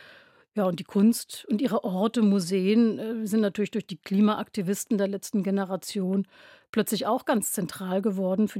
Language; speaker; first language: German; native; German